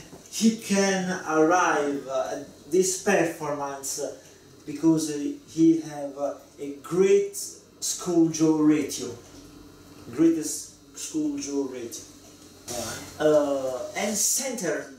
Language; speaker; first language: English; non-native, learner; Italian